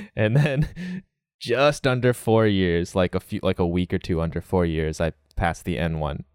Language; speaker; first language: English; native; English